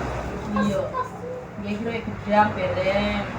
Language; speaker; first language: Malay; non-native, local second language; Javanese